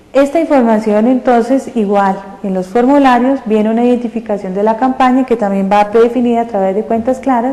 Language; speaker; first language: Spanish; native; Spanish